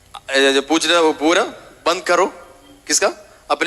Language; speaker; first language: Hindi; non-native, local second language; Malayalam